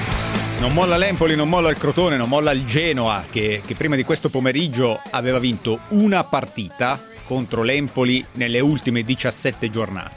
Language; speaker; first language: Italian; native; Italian